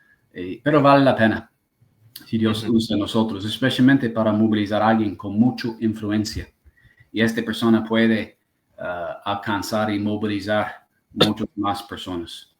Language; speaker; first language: Spanish; non-native, fluent; English